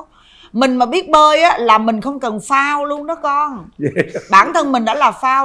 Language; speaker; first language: Vietnamese; native; Vietnamese